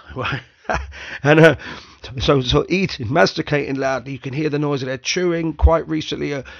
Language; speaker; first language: English; native; English